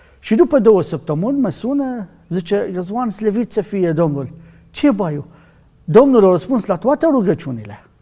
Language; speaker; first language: Romanian; non-native, learner; Arabic